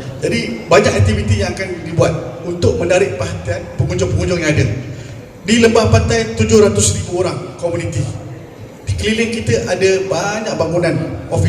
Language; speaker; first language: Malay; native; Malay